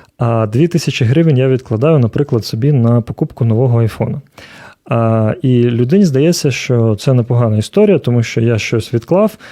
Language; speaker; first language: Ukrainian; native; Ukrainian